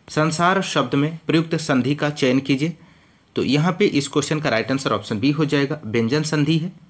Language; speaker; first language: Hindi; native; Hindi